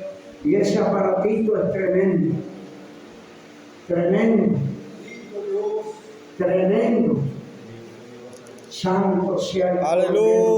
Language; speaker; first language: Spanish; native; Spanish